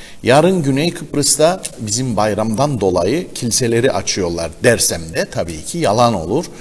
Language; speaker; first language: Turkish; native; Turkish